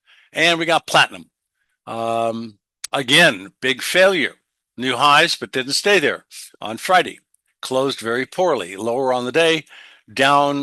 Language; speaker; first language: English; native; English